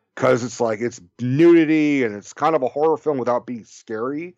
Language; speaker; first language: English; native; English